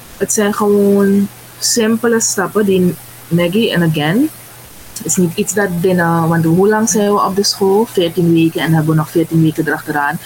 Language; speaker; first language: Dutch; native; Dutch